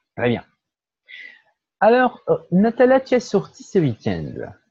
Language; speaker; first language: French; non-native, learner; Portuguese